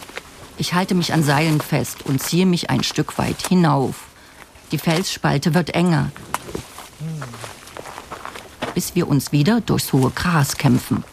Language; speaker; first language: German; native; German